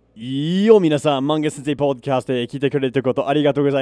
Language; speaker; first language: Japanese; non-native, fluent; English